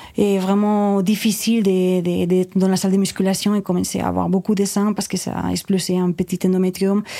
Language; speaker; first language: French; non-native, fluent; Spanish